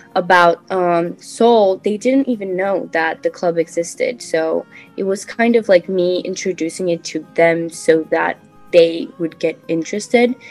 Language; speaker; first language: English; non-native, fluent; Portuguese